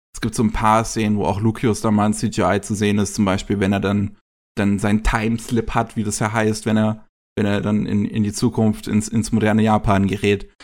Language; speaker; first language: German; native; German